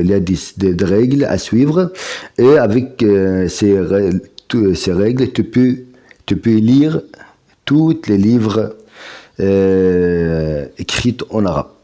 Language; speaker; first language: French; non-native, fluent; Arabic